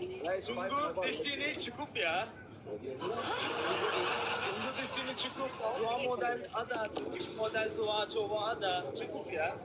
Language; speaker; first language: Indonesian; non-native, learner; Turkish